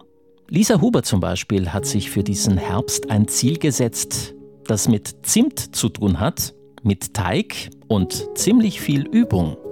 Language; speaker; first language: German; native; German